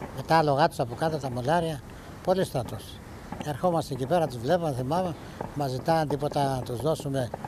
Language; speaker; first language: Greek; early bilingual, heritage; Greek